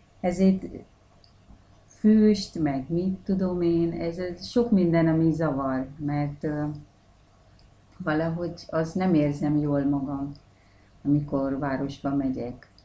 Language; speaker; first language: Hungarian; non-native, learner; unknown